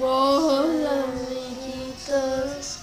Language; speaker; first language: Spanish; native; Spanish